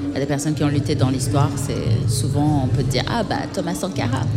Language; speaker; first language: French; native; French